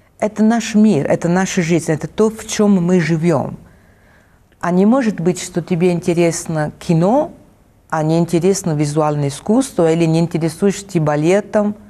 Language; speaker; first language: Russian; non-native, fluent; Italian